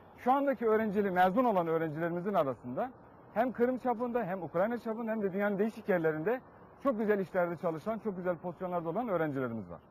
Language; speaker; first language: Turkish; native; Turkish